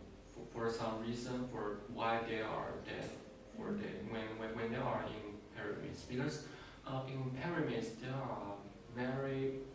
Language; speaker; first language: English; non-native, learner; Chinese